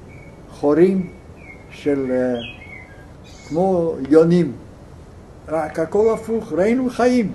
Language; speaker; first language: Hebrew; non-native, fluent; Yiddish